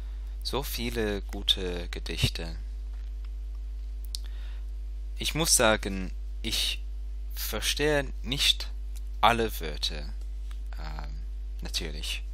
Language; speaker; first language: German; non-native, fluent; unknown